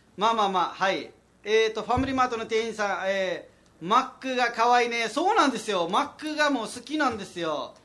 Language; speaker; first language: Japanese; non-native, fluent; Nepali